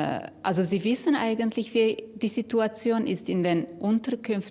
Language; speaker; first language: German; non-native, fluent; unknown